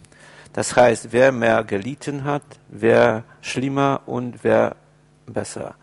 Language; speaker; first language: German; non-native, fluent; Polish